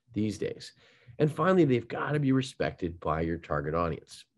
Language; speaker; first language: English; native; English